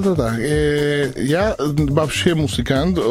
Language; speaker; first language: Russian; non-native, learner; Spanish